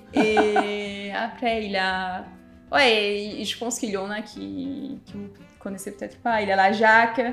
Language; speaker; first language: French; non-native, fluent; Portuguese